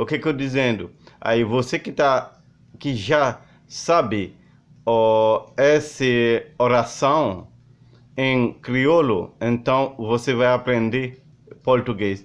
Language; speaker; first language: Portuguese; non-native, learner; Haitian Creole